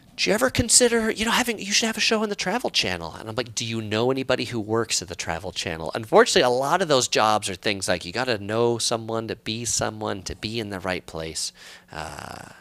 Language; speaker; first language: English; native; English